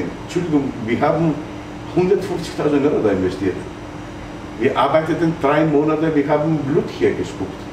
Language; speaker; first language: German; non-native, fluent; Greek